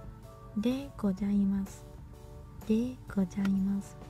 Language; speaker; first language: Japanese; non-native, fluent; Cantonese